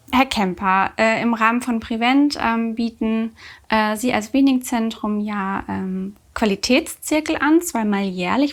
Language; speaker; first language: German; native; German